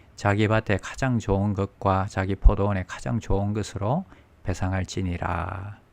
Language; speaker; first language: Korean; native; Korean